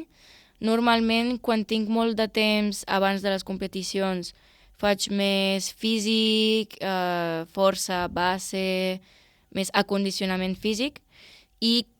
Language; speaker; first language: Catalan; non-native, local second language; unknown